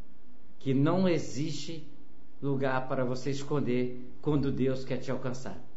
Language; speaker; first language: Portuguese; native; Portuguese